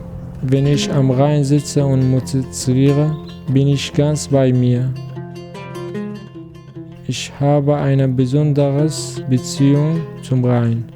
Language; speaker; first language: German; non-native, learner; Arabic